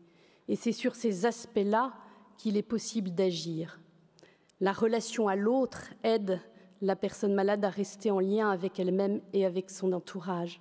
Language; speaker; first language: French; native; French